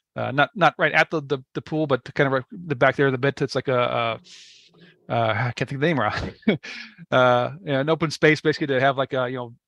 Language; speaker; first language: English; native; English